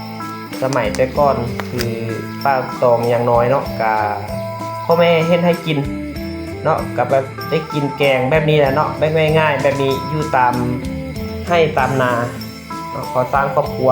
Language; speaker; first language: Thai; non-native, local second language; Lao